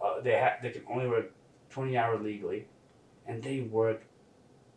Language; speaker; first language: English; non-native, local second language; Nepali